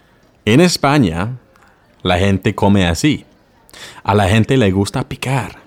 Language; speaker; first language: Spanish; non-native, learner; English